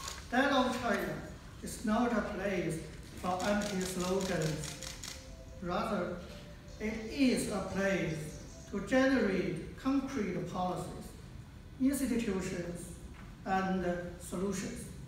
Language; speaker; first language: English; non-native, fluent; Chinese